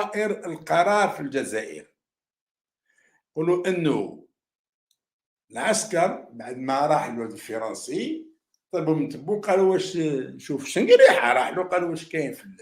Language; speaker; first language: Arabic; native; Arabic